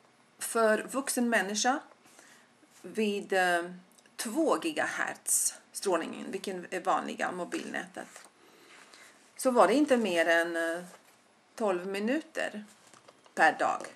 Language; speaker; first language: Swedish; non-native, fluent; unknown